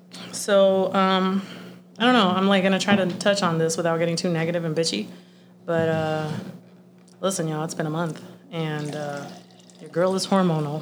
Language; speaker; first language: English; early bilingual, other home language; Spanish